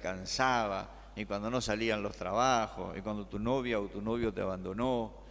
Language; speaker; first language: Spanish; native; Spanish